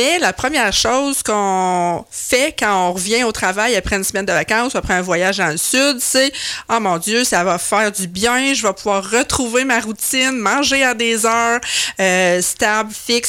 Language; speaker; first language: French; native; French